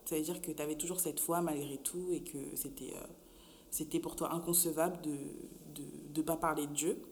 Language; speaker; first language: French; native; French